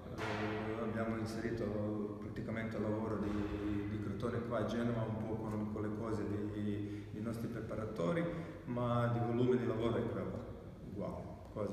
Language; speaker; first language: Italian; non-native, fluent; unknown